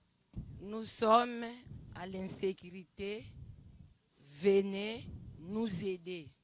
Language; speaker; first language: French; non-native, learner; Lingala